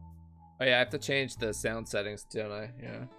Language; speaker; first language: English; native; English